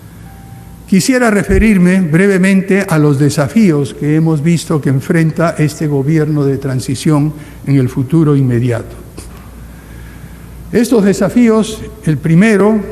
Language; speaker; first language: Spanish; native; Spanish